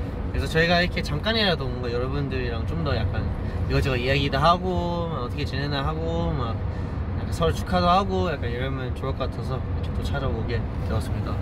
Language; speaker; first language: Korean; early bilingual, other home language; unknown